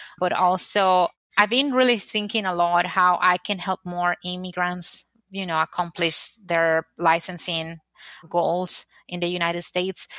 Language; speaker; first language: English; non-native, fluent; Spanish